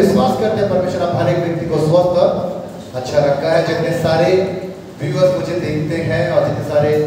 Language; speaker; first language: Hindi; non-native, local second language; Bangla